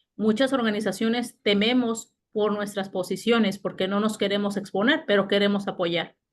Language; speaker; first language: Spanish; native; Spanish